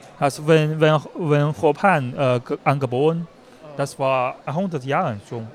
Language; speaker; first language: German; non-native, learner; Chinese